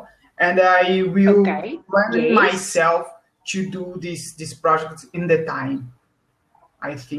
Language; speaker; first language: English; non-native, learner; Portuguese